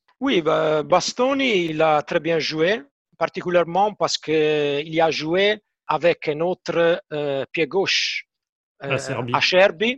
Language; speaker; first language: French; non-native, fluent; Italian